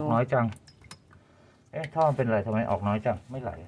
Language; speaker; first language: Thai; native; Thai